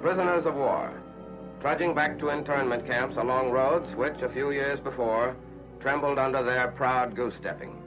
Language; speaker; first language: English; native; English